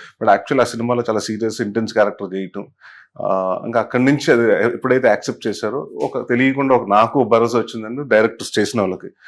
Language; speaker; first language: Telugu; native; Telugu